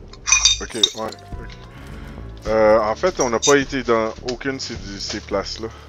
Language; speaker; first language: French; native; French